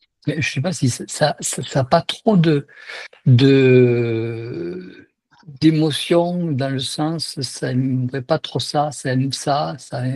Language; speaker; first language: French; native; French